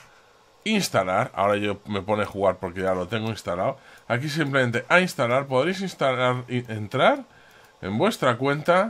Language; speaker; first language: Spanish; native; Spanish